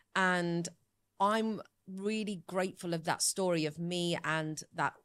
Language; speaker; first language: English; early bilingual, other home language; Italian